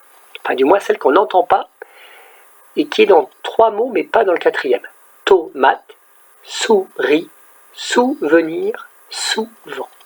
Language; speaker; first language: French; native; French